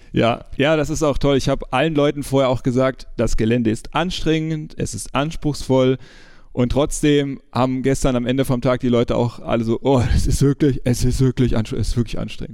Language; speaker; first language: German; native; German